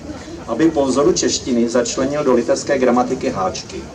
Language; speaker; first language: Czech; native; Czech